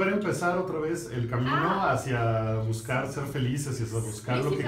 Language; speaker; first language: Spanish; native; Spanish